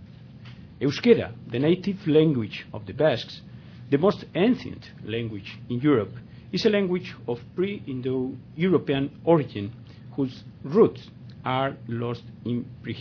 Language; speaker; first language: English; non-native, fluent; Spanish